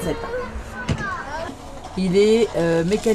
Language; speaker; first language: French; native; French